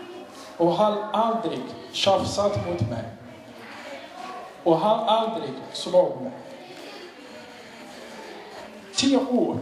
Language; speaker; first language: Swedish; non-native, learner; Arabic